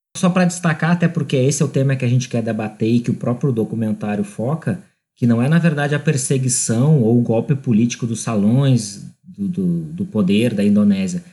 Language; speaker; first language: Portuguese; native; Portuguese